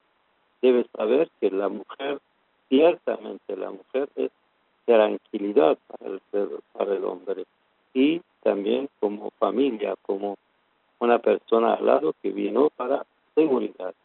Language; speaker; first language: Spanish; non-native, learner; Persian